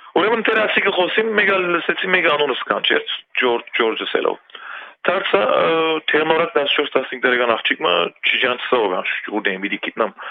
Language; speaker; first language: Armenian; early bilingual, heritage; Armenian